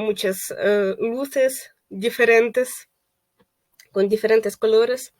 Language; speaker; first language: Spanish; non-native, fluent; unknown